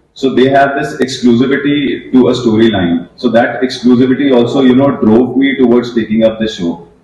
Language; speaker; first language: English; non-native, local second language; Punjabi